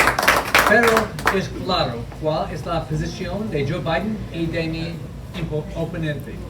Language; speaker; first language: Spanish; non-native, learner; English